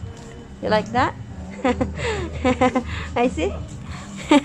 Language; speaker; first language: English; non-native, local second language; Filipino